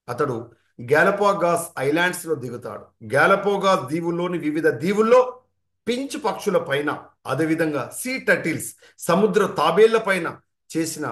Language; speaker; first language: Telugu; native; Telugu